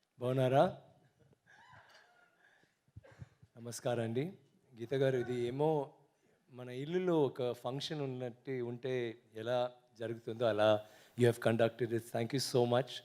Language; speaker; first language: Telugu; non-native, learner; Tamil